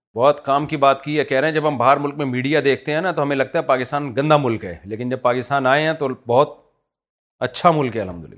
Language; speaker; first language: Urdu; native; Urdu